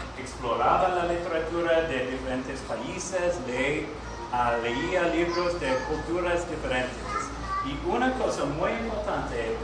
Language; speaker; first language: Spanish; non-native, learner; English